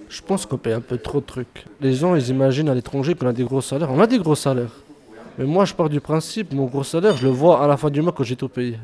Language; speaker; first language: French; early bilingual, other home language; Bosnian